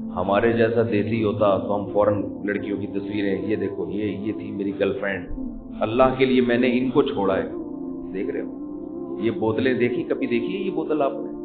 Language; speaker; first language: Urdu; native; Urdu